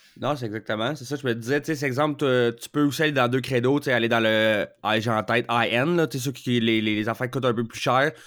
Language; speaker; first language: French; native; French